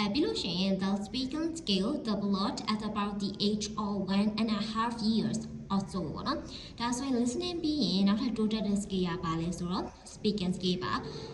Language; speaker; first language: Burmese; native; Burmese